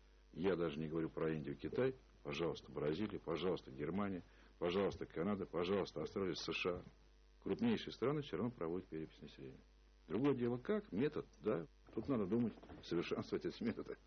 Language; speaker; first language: Russian; native; Russian